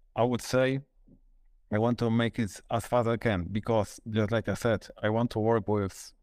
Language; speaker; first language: English; non-native, fluent; Polish